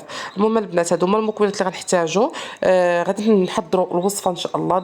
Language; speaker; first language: Arabic; native; Arabic